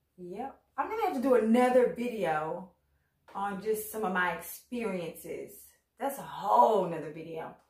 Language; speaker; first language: English; native; English